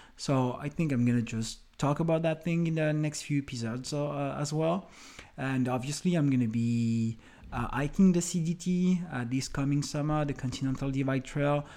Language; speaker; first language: English; non-native, fluent; French